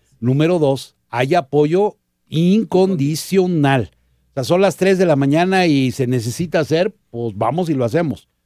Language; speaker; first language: Spanish; native; Spanish